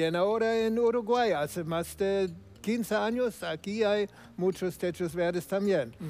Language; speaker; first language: Spanish; non-native, fluent; German